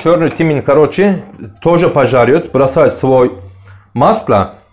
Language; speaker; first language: Russian; non-native, learner; Turkish